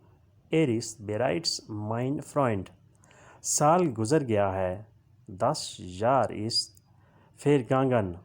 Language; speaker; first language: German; non-native, learner; Urdu